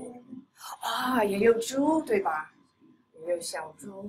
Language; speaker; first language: Chinese; non-native, fluent; English